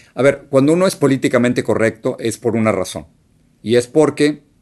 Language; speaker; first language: Spanish; native; Spanish